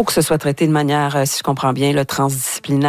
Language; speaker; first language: French; native; French